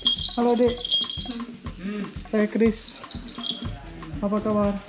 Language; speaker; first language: Indonesian; non-native, learner; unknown